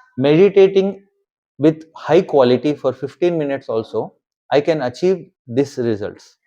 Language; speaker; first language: English; non-native, local second language; Telugu